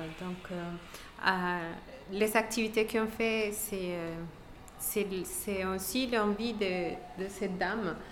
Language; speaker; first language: French; non-native, fluent; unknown